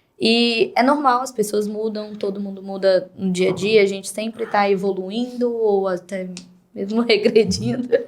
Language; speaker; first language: Portuguese; native; Portuguese